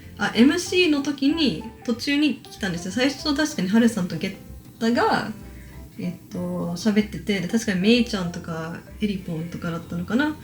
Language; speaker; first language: Japanese; early bilingual, heritage; Japanese